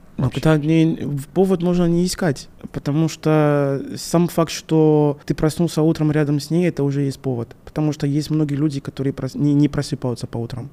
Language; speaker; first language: Russian; non-native, fluent; French